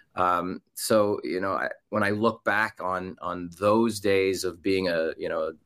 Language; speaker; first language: English; native; English